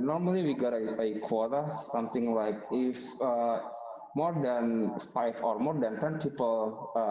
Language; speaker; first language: English; non-native, fluent; Indonesian